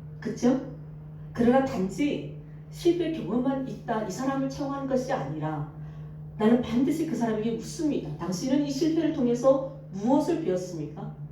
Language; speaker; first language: Korean; native; Korean